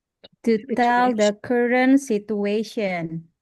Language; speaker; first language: English; non-native, learner; Indonesian